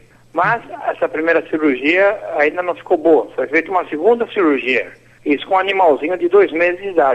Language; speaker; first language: Portuguese; native; Portuguese